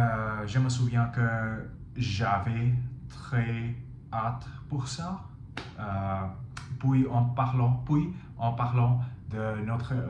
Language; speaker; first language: French; non-native, fluent; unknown